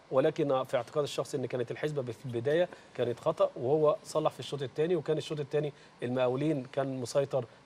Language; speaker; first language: Arabic; native; Arabic